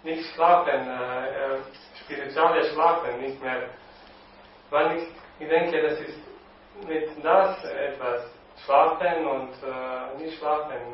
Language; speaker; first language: German; non-native, learner; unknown